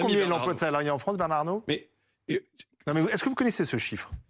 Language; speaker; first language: French; native; French